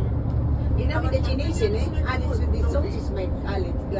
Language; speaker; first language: German; non-native, learner; Filipino